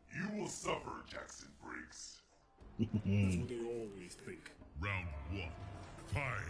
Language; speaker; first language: English; native; English